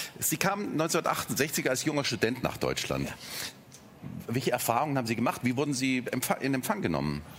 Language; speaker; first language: German; native; German